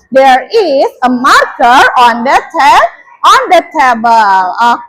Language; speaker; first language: English; non-native, learner; Indonesian